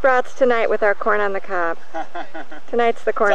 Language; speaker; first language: English; native; English